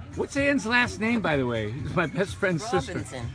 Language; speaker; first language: English; native; English